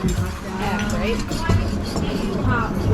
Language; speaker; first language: English; non-native, fluent; Thai